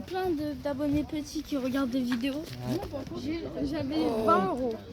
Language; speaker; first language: French; native; French